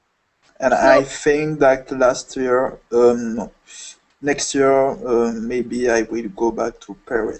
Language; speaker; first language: English; non-native, fluent; French